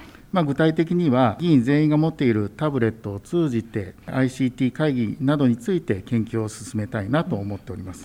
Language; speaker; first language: Japanese; native; Japanese